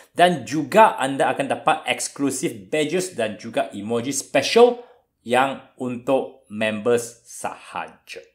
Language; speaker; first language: Malay; non-native, local second language; Chinese